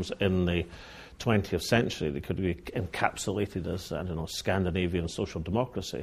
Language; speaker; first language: English; native; English